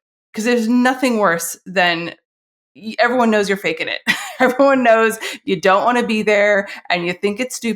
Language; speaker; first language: English; native; English